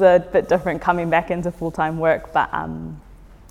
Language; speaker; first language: English; native; English